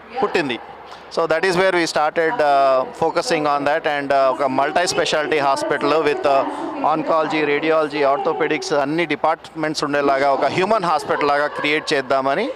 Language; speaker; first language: Telugu; native; Telugu